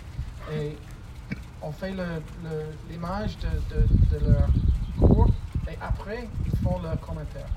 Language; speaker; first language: French; non-native, fluent; English